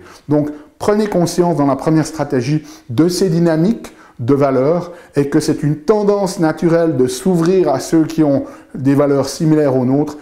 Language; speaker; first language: French; native; French